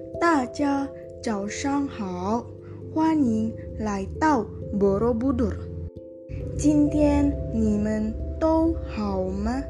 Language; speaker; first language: Chinese; non-native, learner; Indonesian